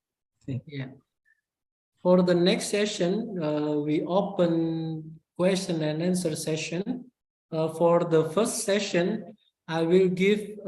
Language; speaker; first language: English; non-native, fluent; Indonesian